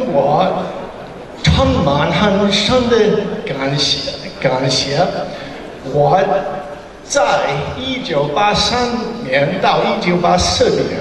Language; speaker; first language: Chinese; non-native, learner; English